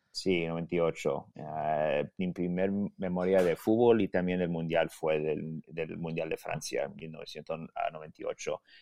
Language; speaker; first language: Spanish; early bilingual, heritage; Spanish